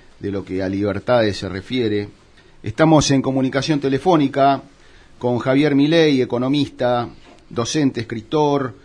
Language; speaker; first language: Spanish; native; Spanish